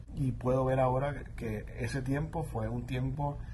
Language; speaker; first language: Spanish; native; Spanish